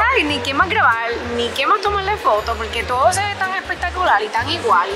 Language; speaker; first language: Spanish; native; Spanish